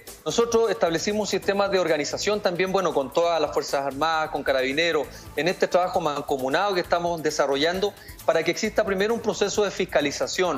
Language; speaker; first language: Spanish; native; Spanish